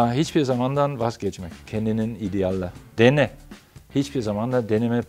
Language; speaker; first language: Turkish; non-native, fluent; German